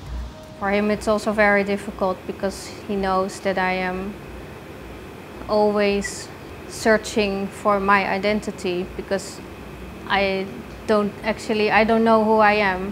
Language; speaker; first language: English; non-native, fluent; Dutch